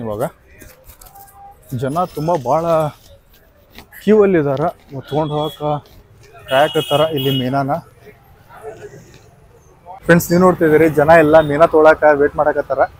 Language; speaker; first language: Kannada; native; Kannada